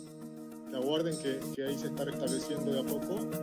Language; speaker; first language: Spanish; native; Spanish